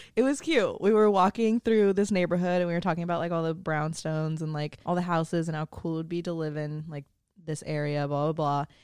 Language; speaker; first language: English; native; English